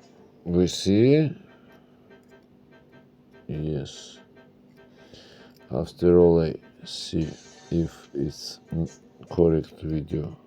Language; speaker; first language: English; non-native, learner; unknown